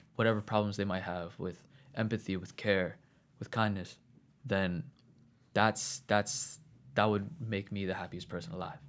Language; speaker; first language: English; native; English